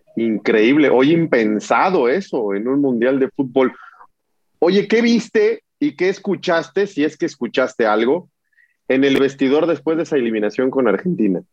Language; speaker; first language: Spanish; native; Spanish